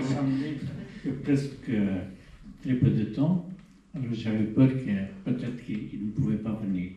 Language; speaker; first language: French; non-native, fluent; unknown